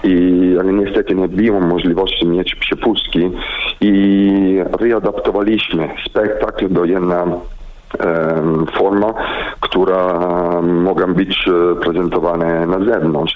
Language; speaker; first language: Polish; non-native, learner; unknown